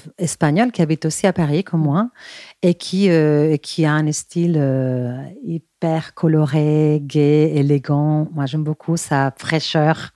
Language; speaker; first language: French; non-native, fluent; Spanish